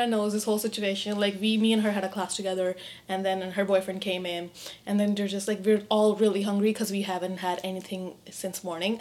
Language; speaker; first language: English; non-native, local second language; Urdu